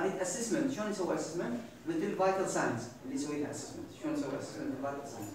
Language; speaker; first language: Arabic; native; Arabic